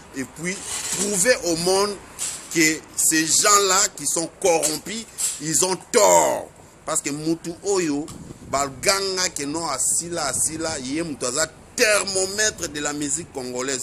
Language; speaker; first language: French; non-native, local second language; Lingala